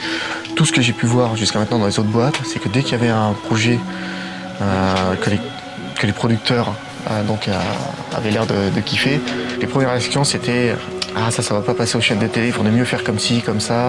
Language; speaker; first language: French; native; French